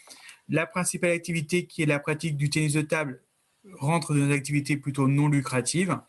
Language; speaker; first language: French; native; French